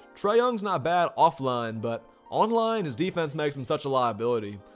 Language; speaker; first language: English; native; English